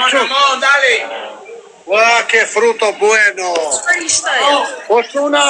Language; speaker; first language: Italian; non-native, learner; Albanian